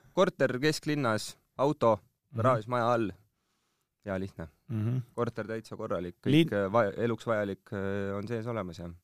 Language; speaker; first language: Estonian; native; Estonian